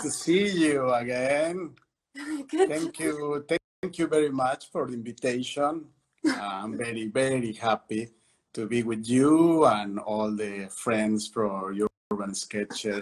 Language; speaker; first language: English; non-native, learner; Spanish